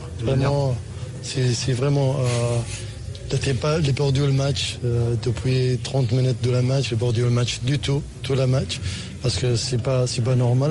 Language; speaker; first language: French; non-native, learner; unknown